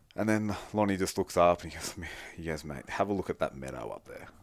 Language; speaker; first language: English; native; English